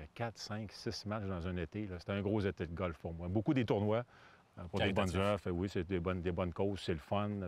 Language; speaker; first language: French; native; French